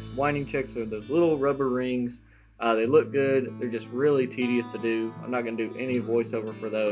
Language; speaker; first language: English; native; English